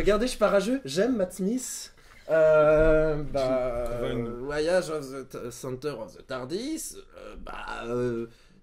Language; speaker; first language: French; native; French